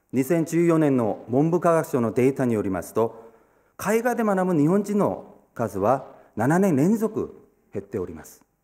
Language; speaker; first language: Japanese; non-native, fluent; Korean